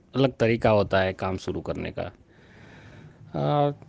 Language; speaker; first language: Hindi; non-native, local second language; Gujarati